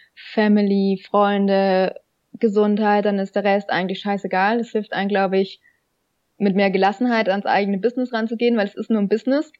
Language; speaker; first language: German; native; German